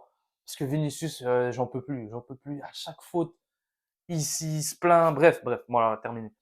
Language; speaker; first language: French; native; French